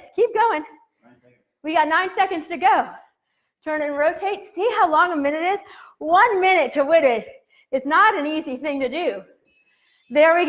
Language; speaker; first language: English; native; English